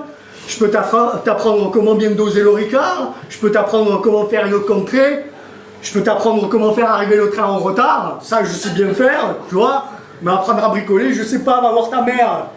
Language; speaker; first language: French; native; French